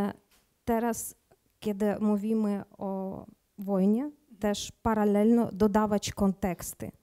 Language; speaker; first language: Polish; non-native, learner; Ukrainian